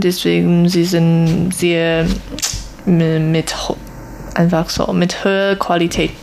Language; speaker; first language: German; non-native, learner; Chinese